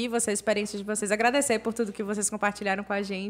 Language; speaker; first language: Portuguese; native; Portuguese